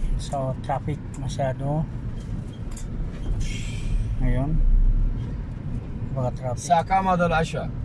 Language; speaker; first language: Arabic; non-native, learner; Filipino